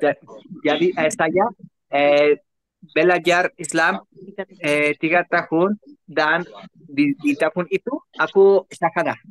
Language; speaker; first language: Indonesian; non-native, learner; Spanish